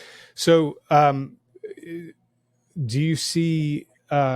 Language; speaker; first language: English; native; English